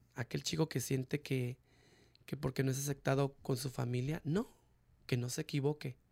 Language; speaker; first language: Spanish; native; Spanish